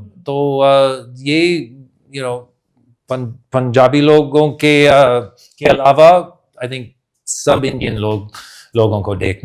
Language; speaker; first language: Hindi; non-native, fluent; English